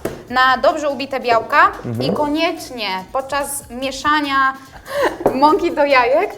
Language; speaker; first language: Polish; native; Polish